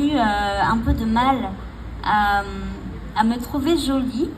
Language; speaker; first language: French; native; French